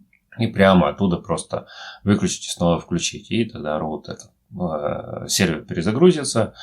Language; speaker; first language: Russian; native; Russian